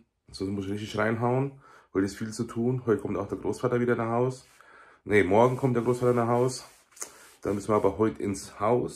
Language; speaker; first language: German; native; German